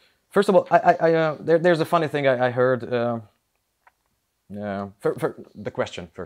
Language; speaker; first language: English; non-native, fluent; Hungarian